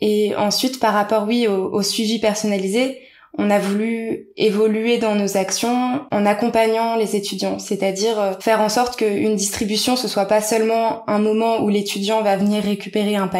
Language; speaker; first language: French; native; French